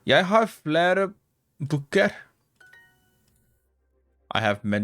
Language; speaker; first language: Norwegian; non-native, learner; English